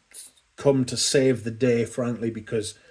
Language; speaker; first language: English; native; English